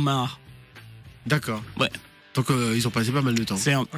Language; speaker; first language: French; native; French